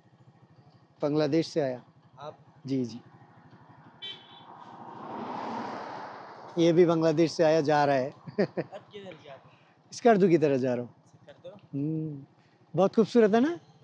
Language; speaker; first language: Hindi; non-native, fluent; Bangla